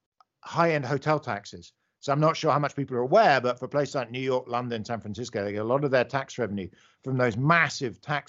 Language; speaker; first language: English; native; English